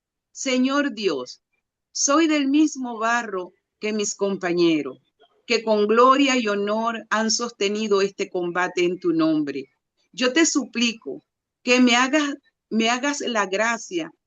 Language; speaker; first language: Spanish; native; Spanish